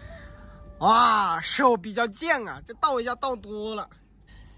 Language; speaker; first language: Chinese; native; Chinese